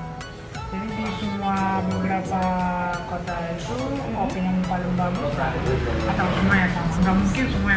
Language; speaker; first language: Indonesian; non-native, learner; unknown